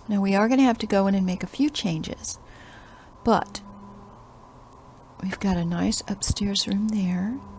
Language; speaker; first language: English; native; English